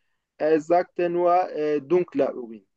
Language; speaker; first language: German; non-native, fluent; Turkish